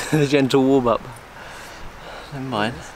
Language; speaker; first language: English; native; English